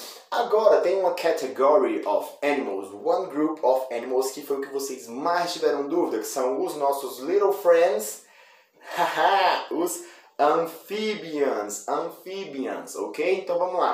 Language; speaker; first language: Portuguese; native; Portuguese